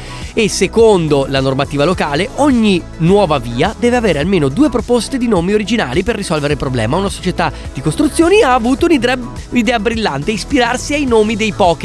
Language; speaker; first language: Italian; native; Italian